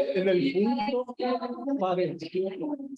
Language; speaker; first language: Spanish; non-native, fluent; Portuguese